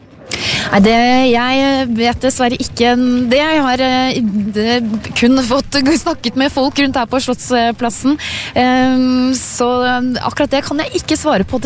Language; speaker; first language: Norwegian; native; Norwegian